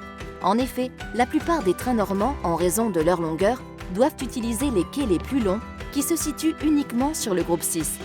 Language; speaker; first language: French; native; French